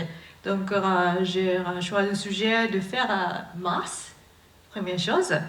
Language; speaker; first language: French; non-native, learner; Japanese